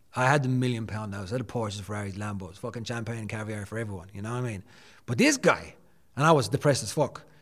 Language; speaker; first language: English; native; English